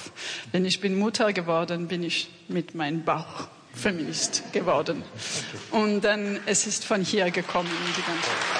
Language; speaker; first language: German; non-native, learner; French